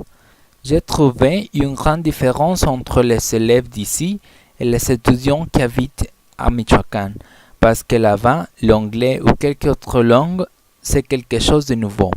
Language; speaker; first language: French; non-native, learner; Spanish